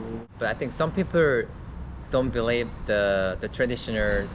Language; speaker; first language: English; non-native, learner; Korean